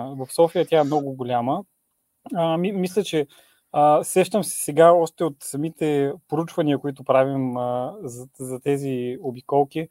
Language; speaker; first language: Bulgarian; native; Bulgarian